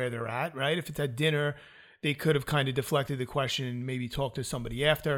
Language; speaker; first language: English; native; English